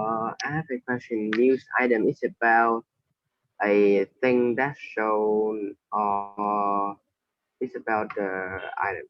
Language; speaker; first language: English; non-native, learner; Vietnamese